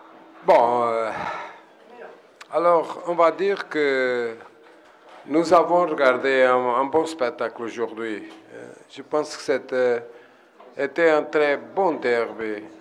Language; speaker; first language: French; non-native, learner; Portuguese